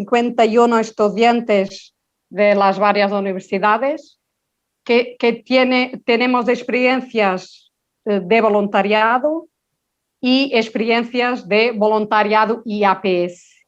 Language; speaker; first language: Spanish; non-native, local second language; Portuguese